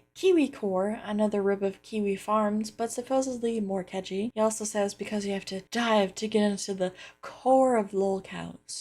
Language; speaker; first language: English; native; English